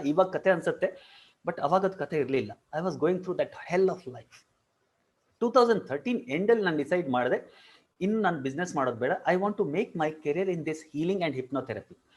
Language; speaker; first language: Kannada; non-native, local second language; Marwari